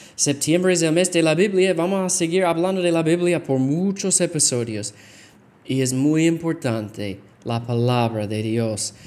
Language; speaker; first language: Spanish; non-native, fluent; English